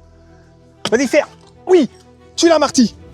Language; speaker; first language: French; native; French